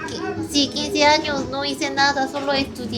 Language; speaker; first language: Spanish; non-native, fluent; Korean